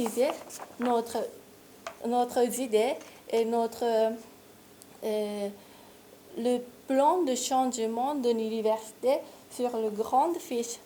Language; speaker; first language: French; non-native, fluent; Japanese